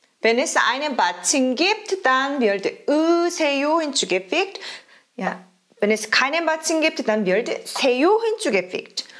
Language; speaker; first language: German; non-native, fluent; Korean